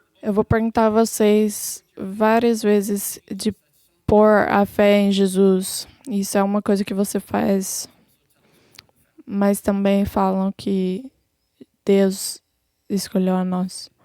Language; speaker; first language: Portuguese; non-native, fluent; English